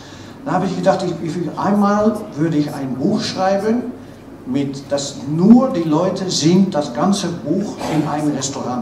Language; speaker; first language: German; non-native, fluent; Dutch